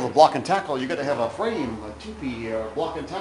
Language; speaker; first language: English; native; English